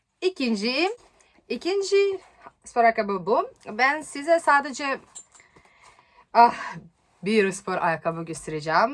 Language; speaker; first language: Turkish; non-native, learner; Serbian